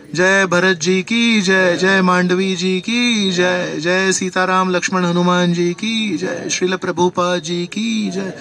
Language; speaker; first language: Hindi; non-native, local second language; Marathi